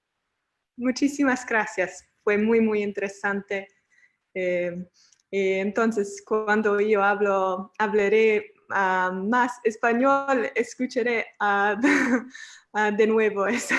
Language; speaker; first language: Spanish; non-native, learner; English